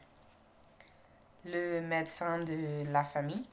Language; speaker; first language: French; non-native, learner; English